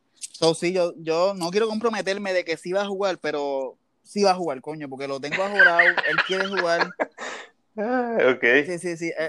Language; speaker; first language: Spanish; native; Spanish